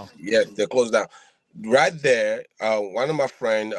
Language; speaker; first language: English; non-native, local second language; Yoruba